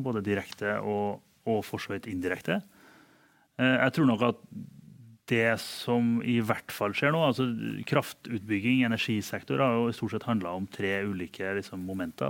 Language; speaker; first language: Norwegian; native; Norwegian